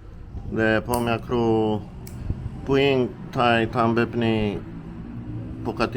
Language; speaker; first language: Thai; non-native, learner; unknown